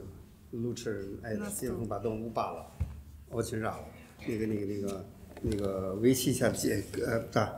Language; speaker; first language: Russian; non-native, learner; Chinese